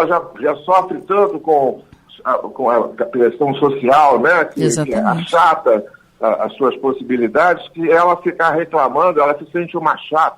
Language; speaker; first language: Portuguese; native; Portuguese